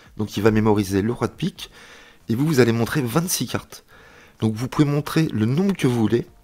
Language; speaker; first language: French; native; French